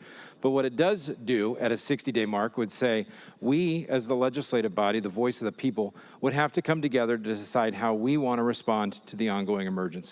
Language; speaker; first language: English; native; English